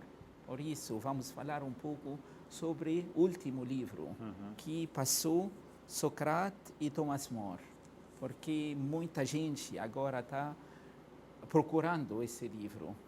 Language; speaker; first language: Portuguese; non-native, fluent; Arabic